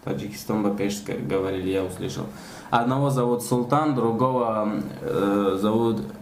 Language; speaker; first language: Russian; non-native, learner; Tajik